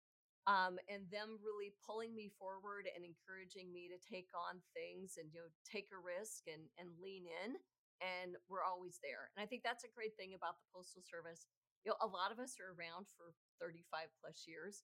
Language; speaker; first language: English; native; English